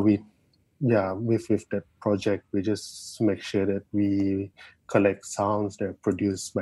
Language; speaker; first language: English; non-native, local second language; Malay